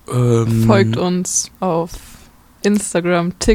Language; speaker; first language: German; native; German